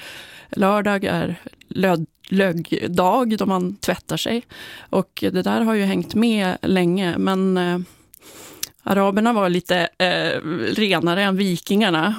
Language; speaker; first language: Swedish; native; Swedish